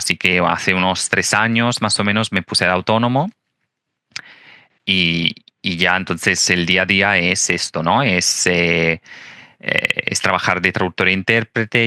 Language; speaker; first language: Spanish; non-native, fluent; Italian